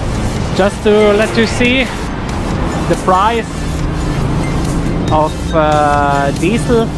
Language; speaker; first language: English; non-native, fluent; German